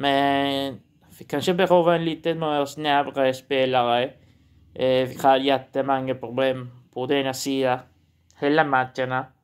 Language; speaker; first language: Swedish; non-native, learner; Portuguese